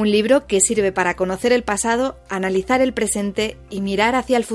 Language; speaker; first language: Spanish; native; Spanish